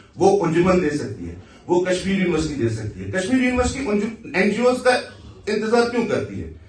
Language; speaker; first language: Urdu; non-native, local second language; Kashmiri